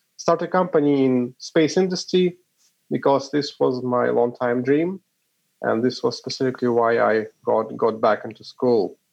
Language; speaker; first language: English; non-native, fluent; Ukrainian